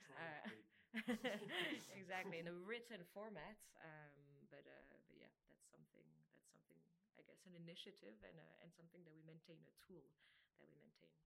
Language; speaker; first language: English; non-native, fluent; French